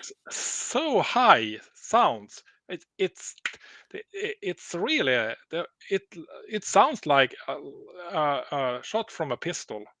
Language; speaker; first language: English; non-native, learner; Swedish